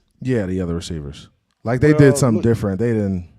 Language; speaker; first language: English; native; English